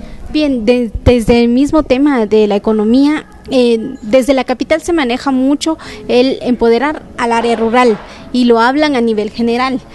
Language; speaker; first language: Spanish; native; Spanish